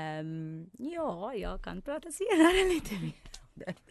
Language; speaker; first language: Swedish; non-native, fluent; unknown